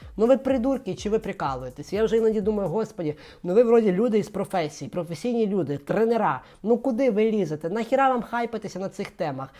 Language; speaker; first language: Ukrainian; non-native, local second language; Russian